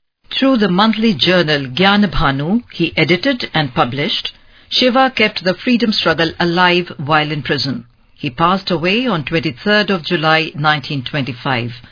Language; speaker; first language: English; non-native, local second language; Hindi